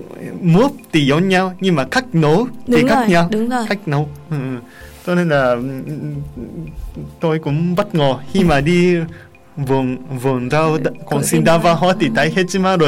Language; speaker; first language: Vietnamese; non-native, learner; Japanese